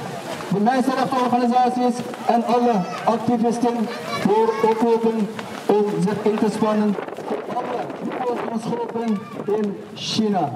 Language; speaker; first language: Dutch; non-native, fluent; Uyghur